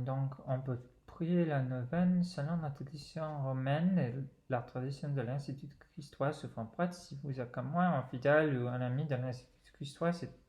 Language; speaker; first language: French; non-native, fluent; English